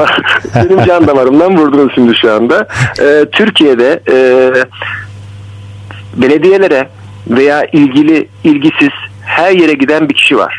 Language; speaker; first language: Turkish; native; Turkish